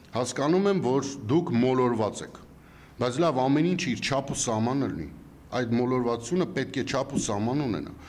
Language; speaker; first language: Armenian; native; Armenian